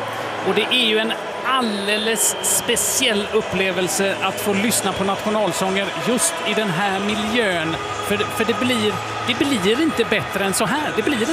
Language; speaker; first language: Swedish; native; Swedish